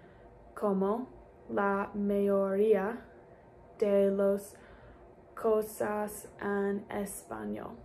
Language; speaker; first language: Spanish; non-native, learner; English